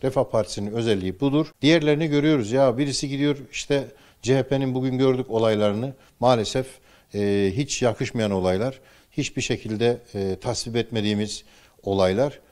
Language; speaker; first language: Turkish; native; Turkish